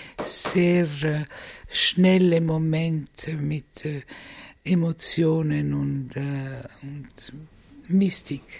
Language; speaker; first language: German; non-native, fluent; Italian